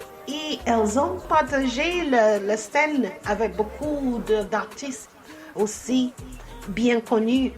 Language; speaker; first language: French; non-native, fluent; English